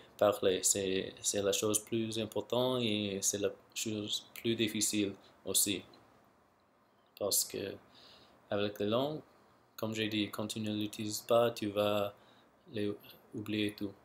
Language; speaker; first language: French; non-native, local second language; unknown